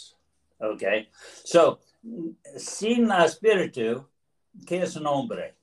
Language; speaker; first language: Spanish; non-native, learner; English